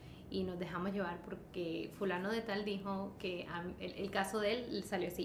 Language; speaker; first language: Spanish; early bilingual, heritage; Spanish